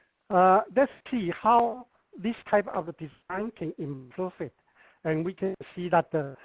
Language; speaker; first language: English; non-native, fluent; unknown